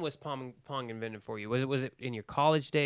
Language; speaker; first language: English; native; English